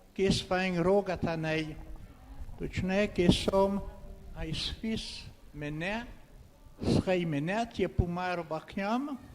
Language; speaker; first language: Khmer; non-native, fluent; French